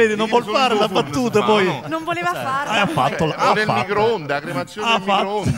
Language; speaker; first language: Italian; native; Italian